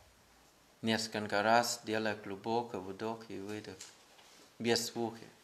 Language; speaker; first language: Russian; non-native, learner; Thai